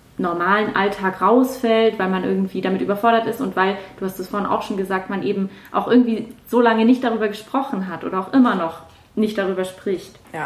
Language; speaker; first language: German; native; German